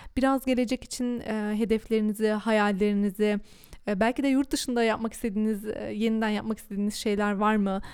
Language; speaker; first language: Turkish; early bilingual, heritage; Turkish